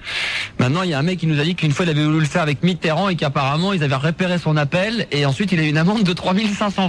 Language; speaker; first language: French; native; French